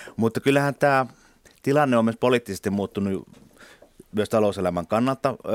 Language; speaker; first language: Finnish; native; Finnish